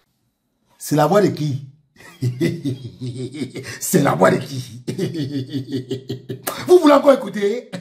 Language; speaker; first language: French; native; French